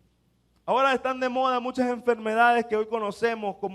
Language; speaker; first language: Spanish; native; Spanish